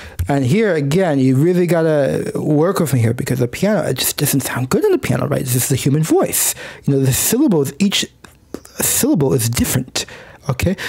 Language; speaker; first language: English; native; English